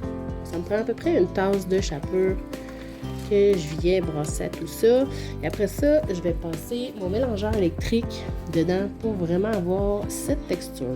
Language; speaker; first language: French; native; French